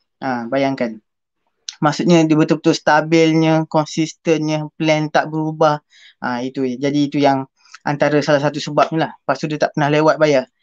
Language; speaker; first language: Malay; native; Malay